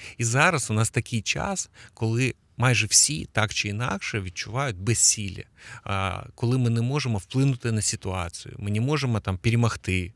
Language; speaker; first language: Ukrainian; native; Ukrainian